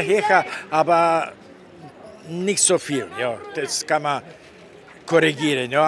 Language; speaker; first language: German; non-native, learner; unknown